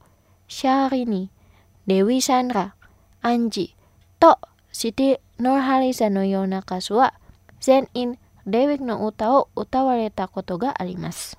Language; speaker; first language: Japanese; non-native, fluent; Indonesian